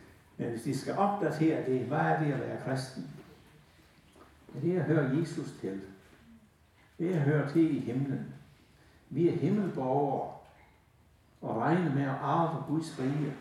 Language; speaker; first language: Danish; native; Danish